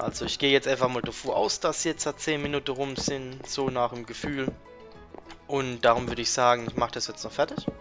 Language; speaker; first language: German; native; German